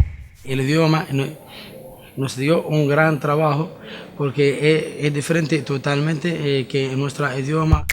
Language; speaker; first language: Spanish; non-native, fluent; Arabic